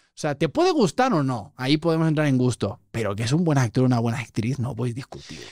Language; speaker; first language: Spanish; native; Spanish